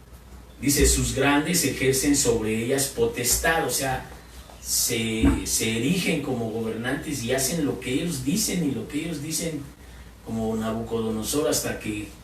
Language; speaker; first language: Spanish; native; Spanish